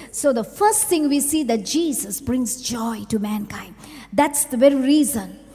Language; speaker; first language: English; non-native, local second language; Sinhala